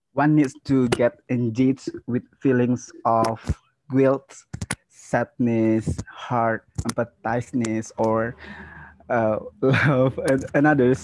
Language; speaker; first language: English; non-native, learner; Indonesian